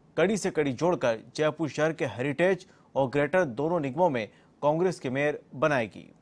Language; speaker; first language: Hindi; native; Hindi